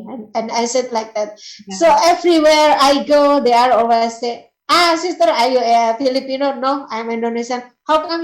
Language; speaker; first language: English; non-native, learner; Indonesian